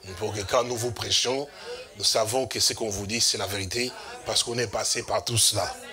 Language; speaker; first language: French; non-native, local second language; Lingala